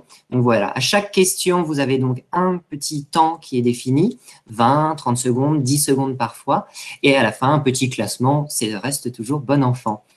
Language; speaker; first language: French; native; French